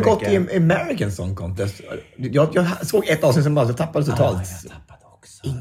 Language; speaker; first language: Swedish; native; Swedish